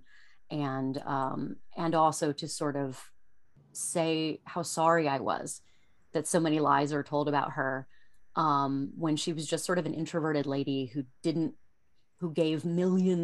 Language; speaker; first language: English; native; English